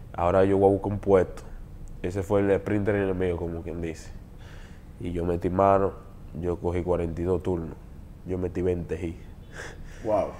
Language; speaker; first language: Spanish; native; Spanish